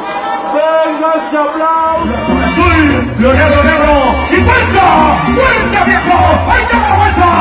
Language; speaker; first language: Spanish; native; Spanish